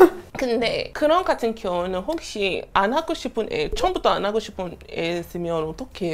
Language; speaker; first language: Korean; non-native, learner; English